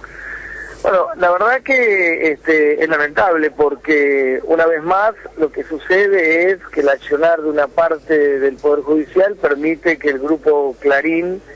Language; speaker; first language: Spanish; native; Spanish